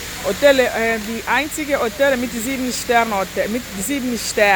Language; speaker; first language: German; non-native, learner; Lingala